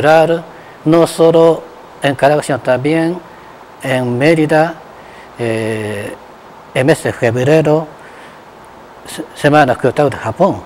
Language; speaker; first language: Spanish; non-native, fluent; Japanese